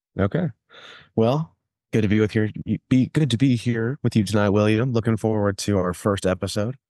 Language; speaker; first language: English; native; English